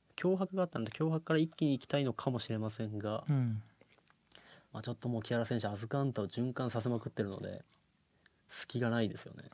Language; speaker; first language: Japanese; native; Japanese